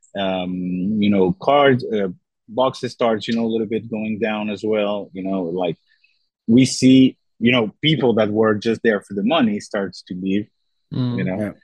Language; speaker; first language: English; non-native, fluent; French